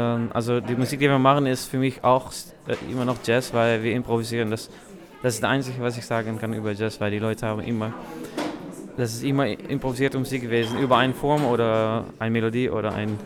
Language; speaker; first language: German; non-native, learner; Dutch